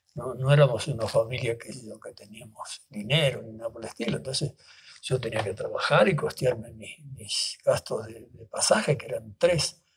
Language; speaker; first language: Spanish; native; Spanish